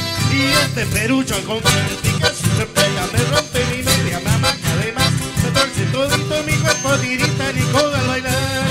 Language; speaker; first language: Spanish; native; Spanish